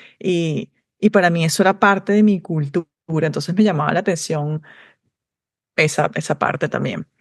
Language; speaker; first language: Spanish; native; Spanish